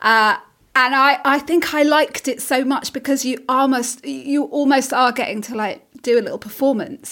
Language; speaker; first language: English; native; English